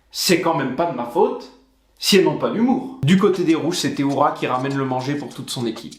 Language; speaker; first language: French; native; French